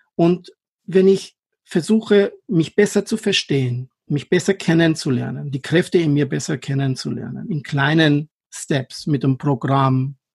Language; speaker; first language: German; non-native, fluent; Persian